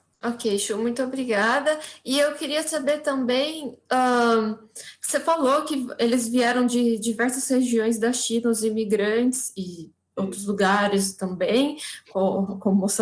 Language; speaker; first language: Portuguese; native; Portuguese